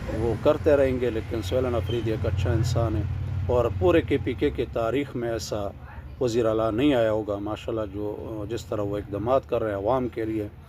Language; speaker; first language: Urdu; non-native, local second language; Pashto